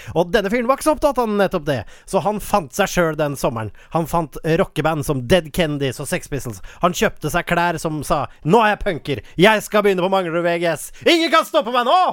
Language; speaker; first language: Norwegian; native; Norwegian